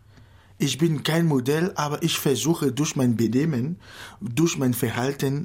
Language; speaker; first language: German; non-native, fluent; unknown